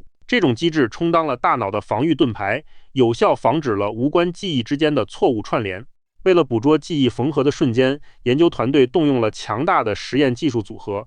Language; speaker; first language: Chinese; native; Chinese